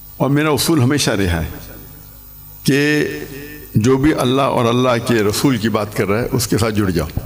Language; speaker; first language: Urdu; non-native, local second language; English